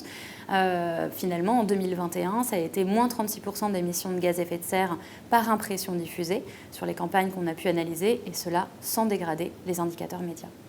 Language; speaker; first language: French; native; French